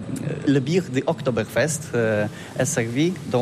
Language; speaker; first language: French; non-native, learner; Polish